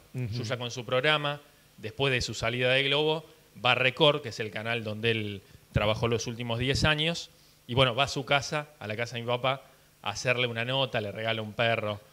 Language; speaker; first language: Spanish; early bilingual, heritage; Spanish